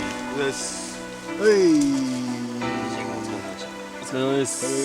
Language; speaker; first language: Japanese; native; Japanese